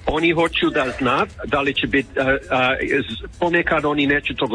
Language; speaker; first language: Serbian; early bilingual, heritage; English